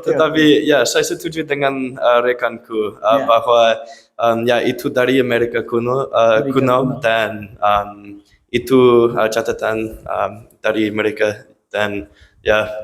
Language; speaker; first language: Indonesian; non-native, learner; English